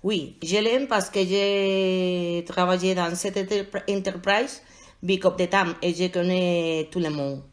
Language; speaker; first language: French; non-native, learner; Spanish